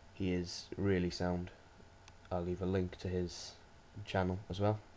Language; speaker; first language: English; native; English